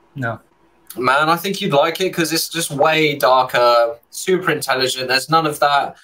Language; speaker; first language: English; native; English